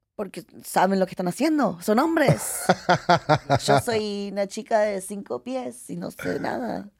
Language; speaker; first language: Spanish; native; Spanish